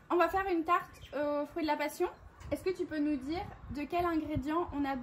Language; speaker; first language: French; native; French